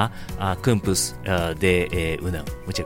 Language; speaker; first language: Spanish; non-native, learner; Japanese